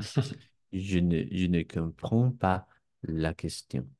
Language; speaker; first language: French; non-native, learner; English